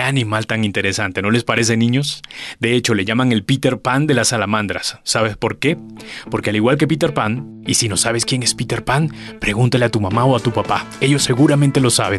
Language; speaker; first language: Spanish; native; Spanish